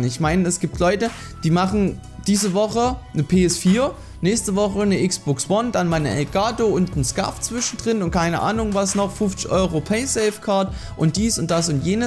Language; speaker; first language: German; native; German